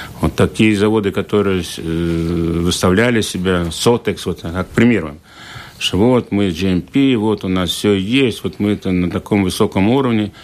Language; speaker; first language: Russian; native; Russian